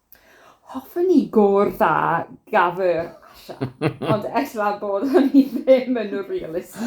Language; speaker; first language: Welsh; non-native, fluent; English